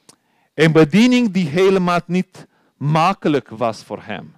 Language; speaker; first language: Dutch; non-native, learner; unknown